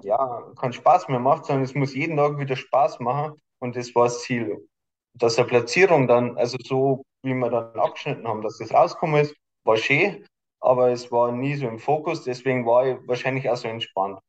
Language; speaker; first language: German; native; German